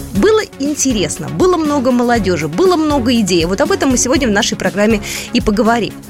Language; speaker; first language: Russian; native; Russian